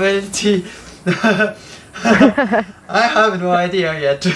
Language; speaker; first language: English; non-native, learner; Japanese